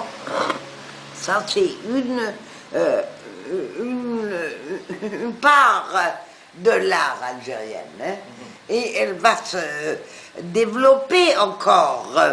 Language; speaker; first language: French; non-native, fluent; German